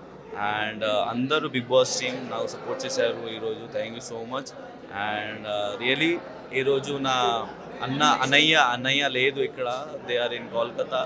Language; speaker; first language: Telugu; non-native, learner; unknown